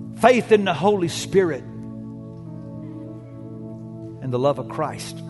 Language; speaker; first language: English; native; English